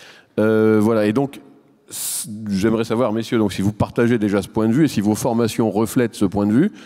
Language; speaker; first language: French; native; French